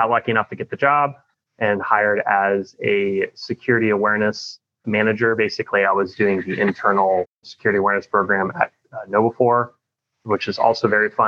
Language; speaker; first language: English; native; English